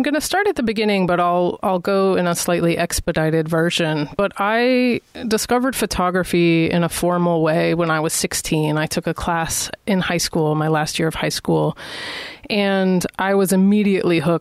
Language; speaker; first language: English; native; English